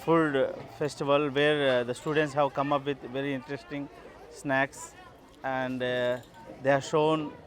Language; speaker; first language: English; non-native, local second language; Hindi